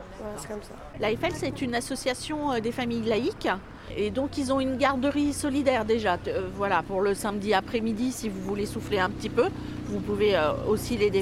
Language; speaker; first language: French; native; French